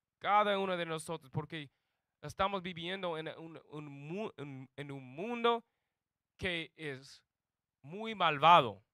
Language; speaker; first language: Spanish; non-native, learner; English